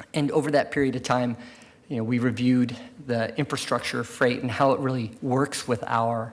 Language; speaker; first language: English; native; English